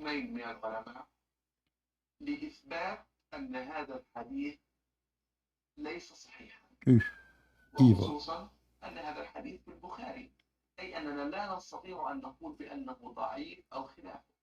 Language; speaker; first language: Arabic; native; Arabic